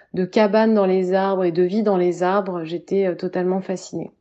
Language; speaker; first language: French; native; French